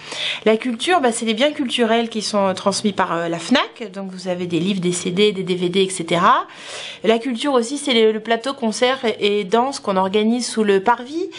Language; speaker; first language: French; native; French